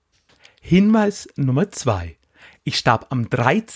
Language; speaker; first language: German; native; German